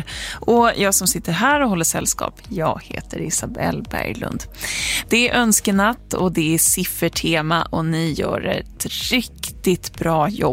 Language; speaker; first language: Swedish; native; Swedish